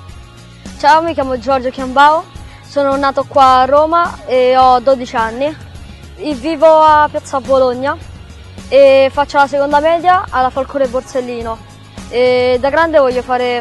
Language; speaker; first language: Italian; early bilingual, other home language; Filipino